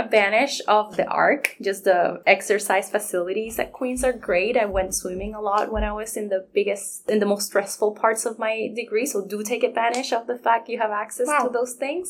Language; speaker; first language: English; non-native, fluent; Spanish